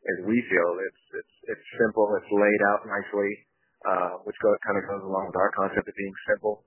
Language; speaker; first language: English; early bilingual, other home language; Japanese